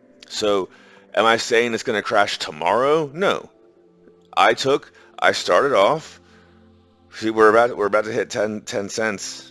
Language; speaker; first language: English; native; English